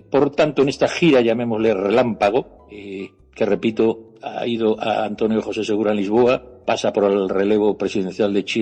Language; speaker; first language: Spanish; native; Spanish